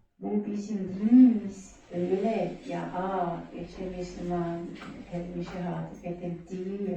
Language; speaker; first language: Turkish; non-native, learner; German